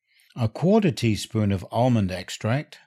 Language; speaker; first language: English; native; English